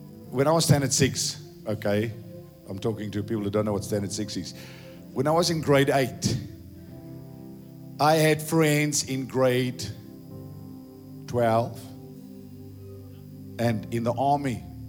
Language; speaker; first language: English; non-native, local second language; Afrikaans